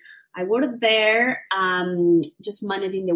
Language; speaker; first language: English; non-native, fluent; Spanish